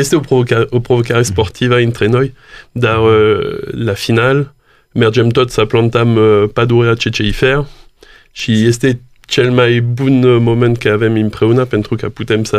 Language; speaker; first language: Romanian; non-native, learner; French